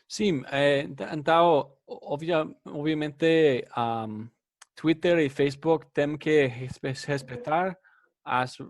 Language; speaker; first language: Portuguese; non-native, learner; English